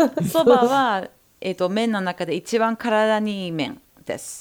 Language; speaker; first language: Japanese; early bilingual, heritage; Japanese